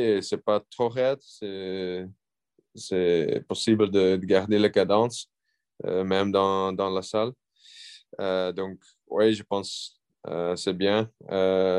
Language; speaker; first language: French; non-native, local second language; Dutch